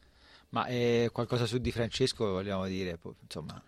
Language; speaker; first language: Italian; native; Italian